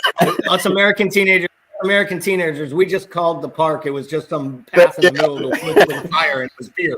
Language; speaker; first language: English; native; English